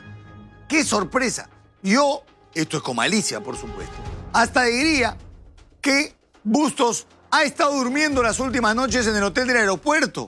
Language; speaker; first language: Spanish; native; Spanish